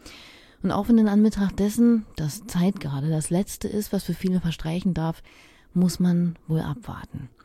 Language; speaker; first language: German; native; German